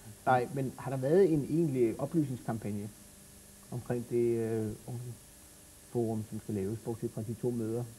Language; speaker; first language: Danish; native; Danish